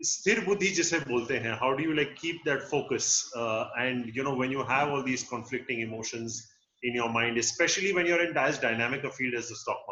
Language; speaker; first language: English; non-native, local second language; Hindi